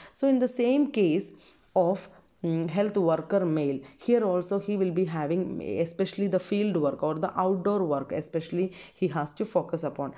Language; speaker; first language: English; non-native, local second language; Malayalam